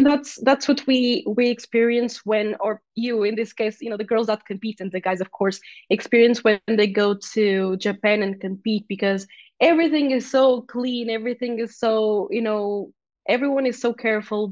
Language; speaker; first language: English; non-native, fluent; Portuguese